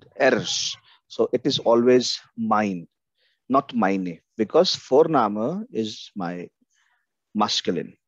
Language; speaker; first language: English; non-native, local second language; Hindi